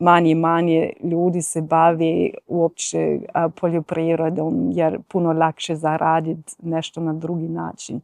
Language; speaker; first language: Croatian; non-native, fluent; German